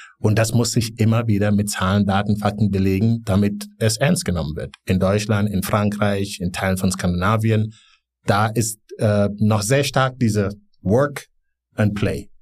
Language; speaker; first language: German; non-native, fluent; Wolof